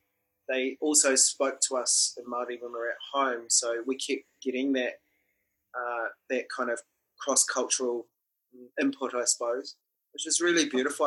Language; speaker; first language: English; non-native, local second language; Māori